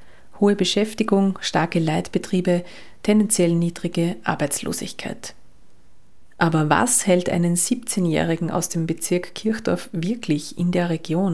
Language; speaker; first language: German; native; German